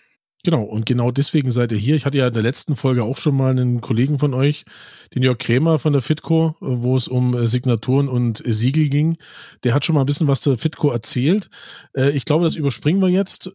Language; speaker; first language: German; native; German